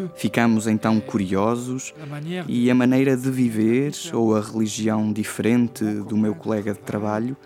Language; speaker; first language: Portuguese; non-native, fluent; Luxembourgish